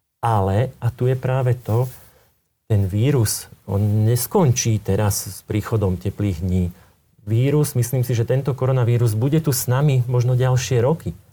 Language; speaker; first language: Slovak; native; Slovak